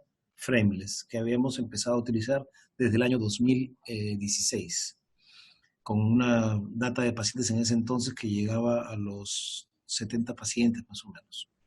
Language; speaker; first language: Spanish; native; Spanish